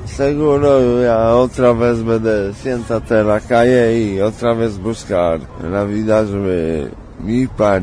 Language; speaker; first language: Spanish; non-native, learner; Polish